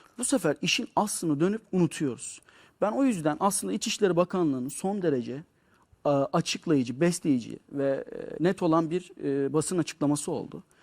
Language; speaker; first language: Turkish; native; Turkish